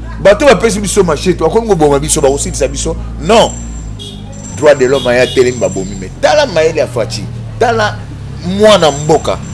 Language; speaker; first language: Lingala; native; Lingala